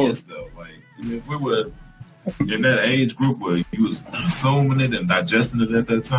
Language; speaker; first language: English; native; English